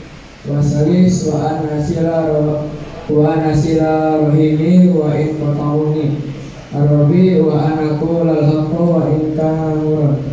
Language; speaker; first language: Arabic; non-native, learner; Indonesian